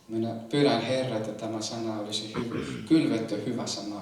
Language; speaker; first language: Finnish; non-native, fluent; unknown